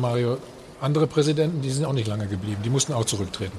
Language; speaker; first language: German; native; German